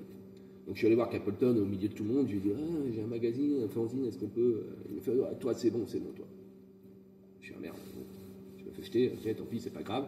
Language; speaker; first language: French; native; French